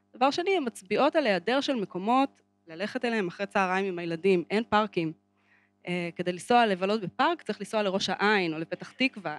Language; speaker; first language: Hebrew; native; Hebrew